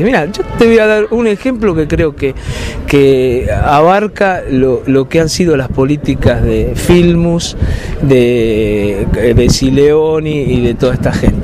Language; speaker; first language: Spanish; native; Spanish